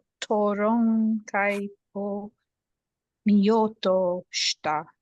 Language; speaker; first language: Japanese; non-native, learner; English